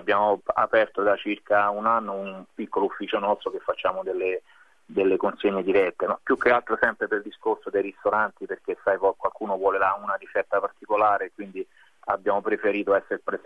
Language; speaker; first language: Italian; native; Italian